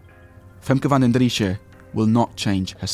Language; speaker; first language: English; native; English